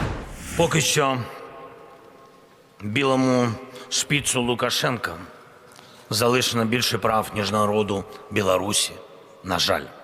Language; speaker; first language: Ukrainian; non-native, local second language; Russian